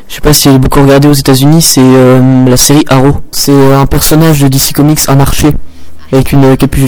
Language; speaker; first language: French; native; French